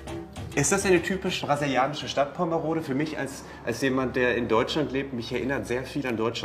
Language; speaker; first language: German; native; German